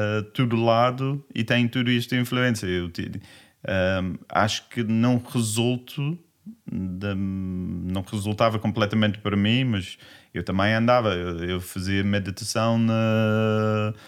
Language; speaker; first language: Portuguese; non-native, learner; English